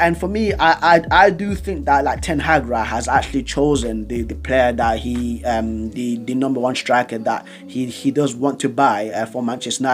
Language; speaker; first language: English; native; English